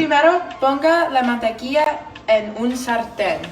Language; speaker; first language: Spanish; non-native, learner; English